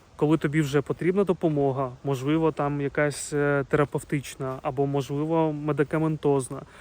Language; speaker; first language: Ukrainian; non-native, local second language; Russian